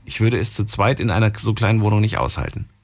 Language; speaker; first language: German; native; German